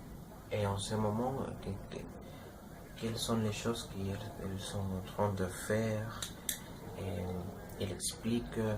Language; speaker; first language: French; non-native, learner; Spanish